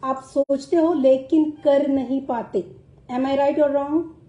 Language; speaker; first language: Hindi; non-native, local second language; Marathi